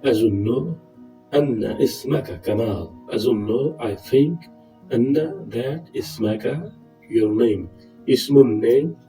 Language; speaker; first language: Arabic; non-native, fluent; Urdu